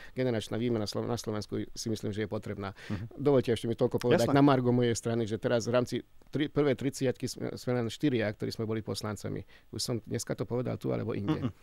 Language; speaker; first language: Slovak; non-native, local second language; Hungarian